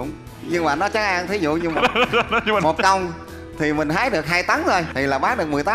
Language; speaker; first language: Vietnamese; native; Vietnamese